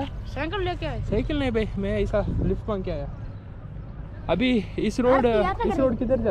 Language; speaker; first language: Hindi; non-native, local second language; Malayalam